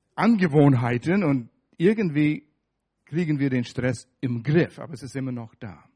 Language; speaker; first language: German; non-native, fluent; English